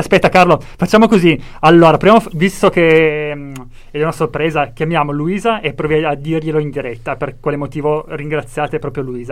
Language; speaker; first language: Italian; native; Italian